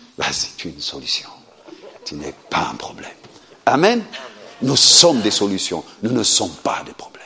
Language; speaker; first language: French; non-native, fluent; Amharic